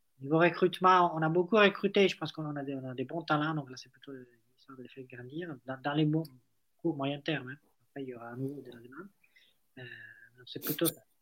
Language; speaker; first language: French; non-native, fluent; Italian